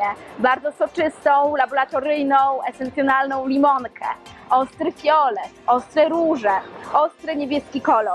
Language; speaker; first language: Polish; native; Polish